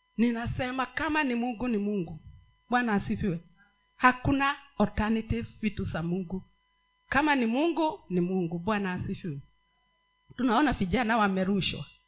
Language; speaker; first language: Swahili; non-native, local second language; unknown